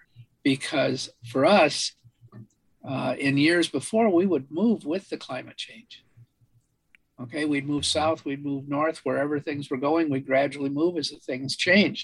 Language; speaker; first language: English; native; English